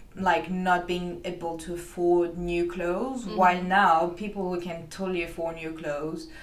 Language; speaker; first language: English; non-native, fluent; French